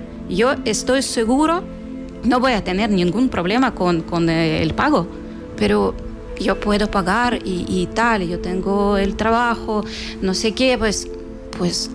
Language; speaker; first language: Spanish; non-native, local second language; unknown